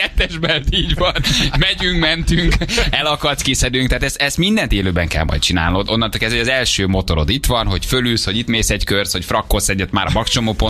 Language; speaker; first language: Hungarian; native; Hungarian